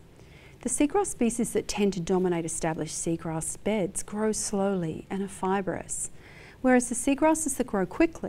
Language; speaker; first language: English; native; English